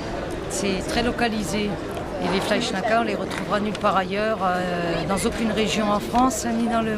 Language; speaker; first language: French; native; French